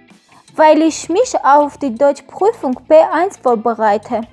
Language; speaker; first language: German; non-native, learner; Armenian